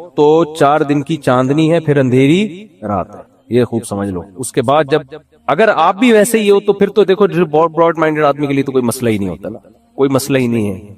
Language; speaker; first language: Urdu; native; Urdu